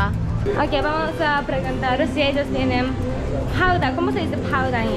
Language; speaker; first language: Spanish; non-native, learner; Japanese